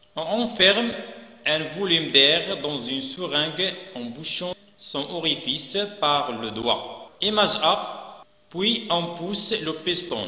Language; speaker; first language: French; non-native, local second language; Arabic